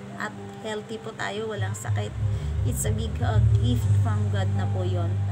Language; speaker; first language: Filipino; non-native, local second language; Cebuano